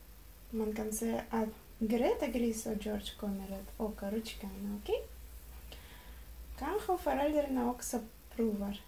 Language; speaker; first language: Swedish; non-native, learner; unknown